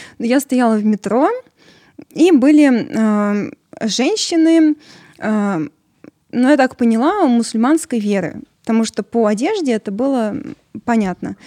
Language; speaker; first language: Russian; early bilingual, other home language; Georgian